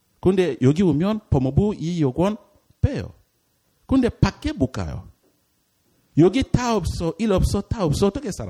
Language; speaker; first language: Korean; non-native, learner; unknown